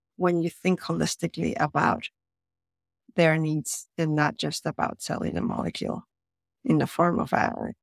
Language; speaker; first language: English; non-native, fluent; Spanish